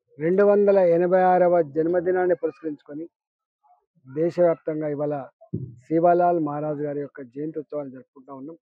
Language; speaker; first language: Telugu; non-native, local second language; Lambadi